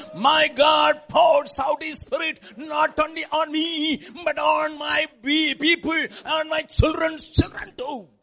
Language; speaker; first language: English; non-native, local second language; Tamil